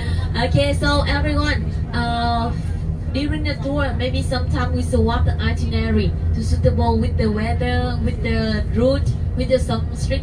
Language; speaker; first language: English; non-native, learner; Vietnamese